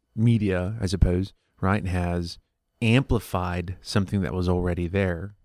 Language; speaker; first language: English; early bilingual, other home language; Spanish